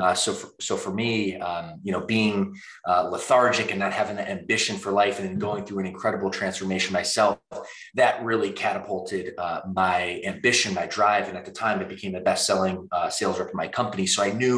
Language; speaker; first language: English; native; English